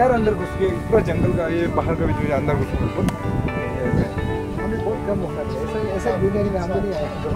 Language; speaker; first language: Hindi; non-native, local second language; Manipuri